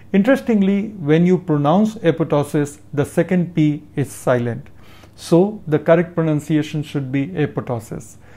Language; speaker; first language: English; non-native, local second language; Hindi